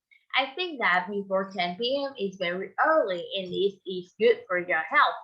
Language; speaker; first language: English; non-native, fluent; Vietnamese